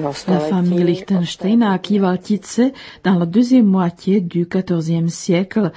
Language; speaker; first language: French; non-native, fluent; Czech